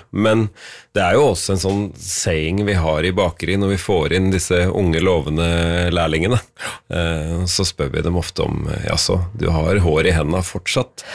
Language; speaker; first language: Norwegian; native; Norwegian